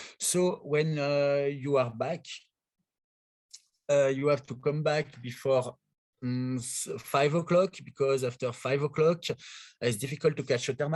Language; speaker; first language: English; non-native, learner; French